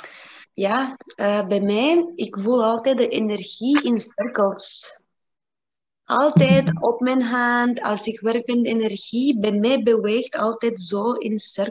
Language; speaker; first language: Dutch; non-native, learner; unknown